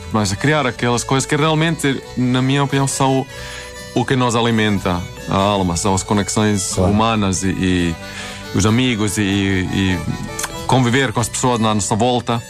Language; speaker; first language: Portuguese; non-native, fluent; Swedish